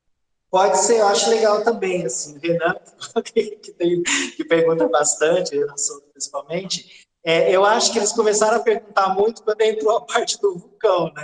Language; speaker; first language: Portuguese; native; Portuguese